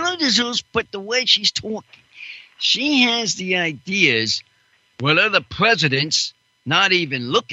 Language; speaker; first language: English; non-native, fluent; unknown